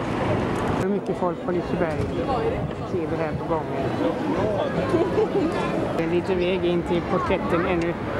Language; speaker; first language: Swedish; native; Swedish